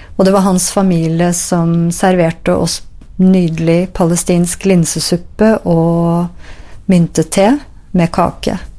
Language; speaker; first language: Norwegian; native; Norwegian